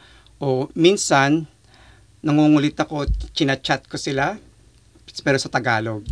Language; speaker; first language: Filipino; native; Filipino